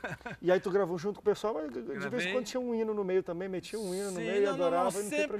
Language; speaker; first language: Portuguese; native; Portuguese